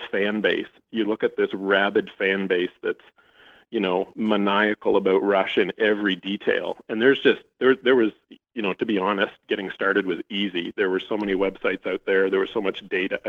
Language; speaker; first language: English; native; English